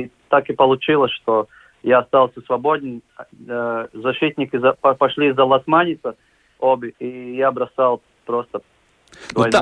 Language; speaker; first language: Russian; non-native, local second language; Latvian